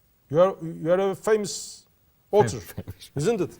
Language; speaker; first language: English; non-native, learner; Turkish